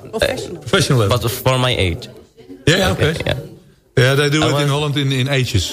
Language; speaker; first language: English; non-native, learner; Arabic